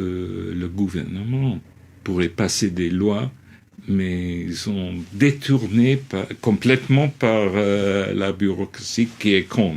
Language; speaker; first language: French; non-native, fluent; English